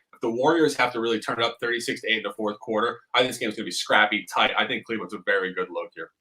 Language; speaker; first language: English; native; English